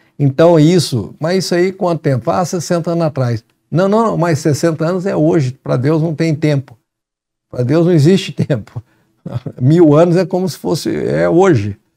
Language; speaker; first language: Portuguese; native; Portuguese